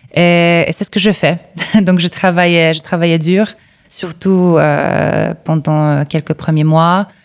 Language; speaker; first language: French; non-native, fluent; Polish